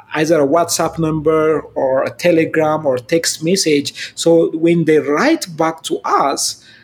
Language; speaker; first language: English; non-native, fluent; Amharic